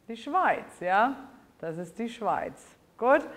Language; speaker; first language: German; non-native, fluent; English